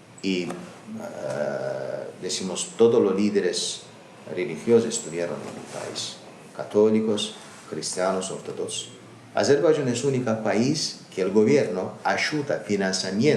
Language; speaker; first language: Spanish; non-native, learner; Azerbaijani